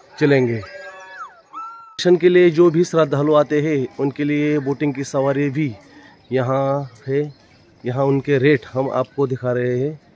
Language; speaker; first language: Hindi; non-native, local second language; Marathi